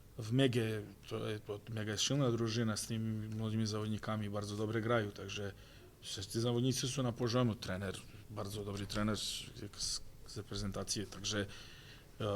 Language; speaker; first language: Polish; non-native, fluent; Croatian